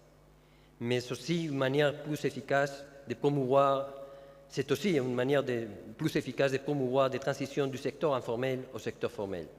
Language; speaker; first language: French; non-native, fluent; Spanish